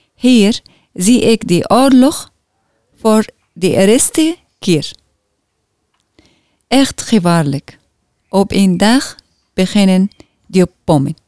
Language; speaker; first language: Dutch; non-native, learner; Arabic